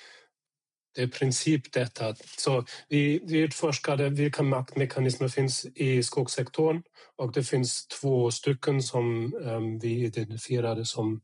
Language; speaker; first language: Swedish; non-native, fluent; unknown